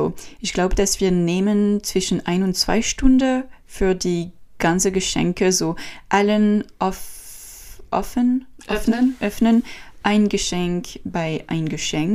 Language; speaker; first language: German; non-native, learner; French